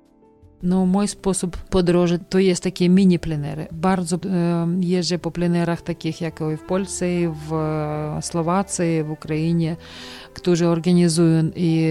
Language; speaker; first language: Polish; non-native, fluent; Ukrainian